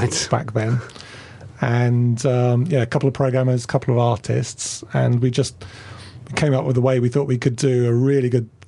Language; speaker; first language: English; native; English